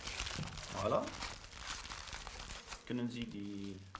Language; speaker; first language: German; non-native, learner; French